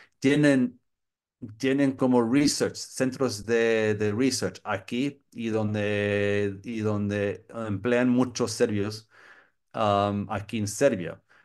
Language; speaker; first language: Spanish; non-native, learner; English